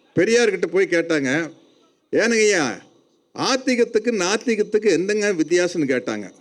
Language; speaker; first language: Tamil; native; Tamil